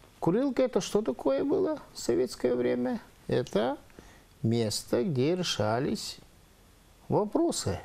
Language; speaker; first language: Russian; non-native, local second language; Yakut